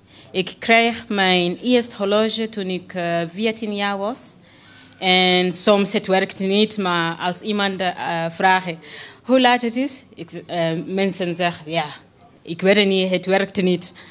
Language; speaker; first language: Dutch; non-native, learner; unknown